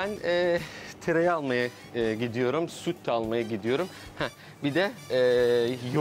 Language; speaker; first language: Turkish; non-native, fluent; Arabic